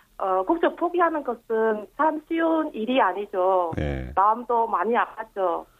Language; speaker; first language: Korean; non-native, fluent; Vietnamese